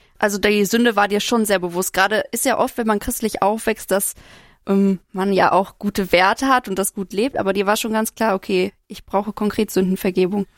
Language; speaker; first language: German; native; German